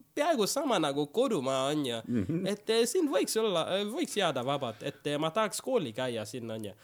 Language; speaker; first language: Estonian; non-native, fluent; English